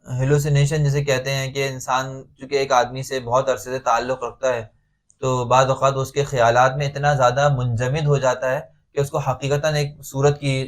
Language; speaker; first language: Urdu; native; Urdu